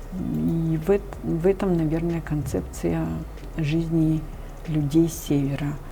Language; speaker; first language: Russian; non-native, local second language; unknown